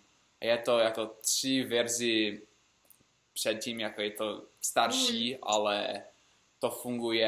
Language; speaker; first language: Czech; non-native, learner; English